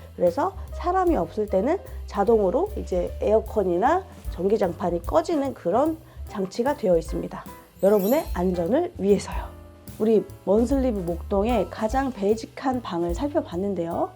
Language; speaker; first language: Korean; native; Korean